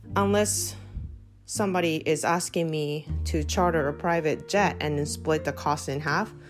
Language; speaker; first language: English; non-native, fluent; Japanese